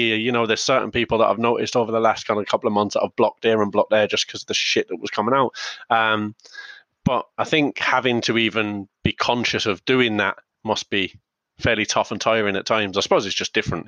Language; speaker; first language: English; native; English